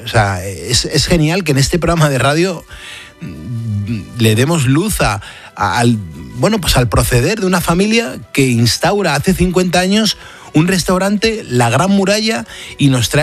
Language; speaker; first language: Spanish; native; Spanish